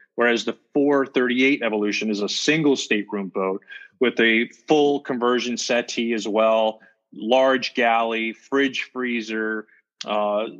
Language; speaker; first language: English; native; English